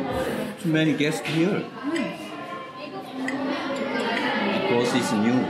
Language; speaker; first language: English; non-native, learner; Korean